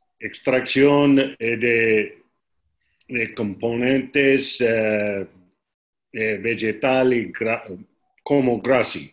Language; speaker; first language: Spanish; non-native, learner; English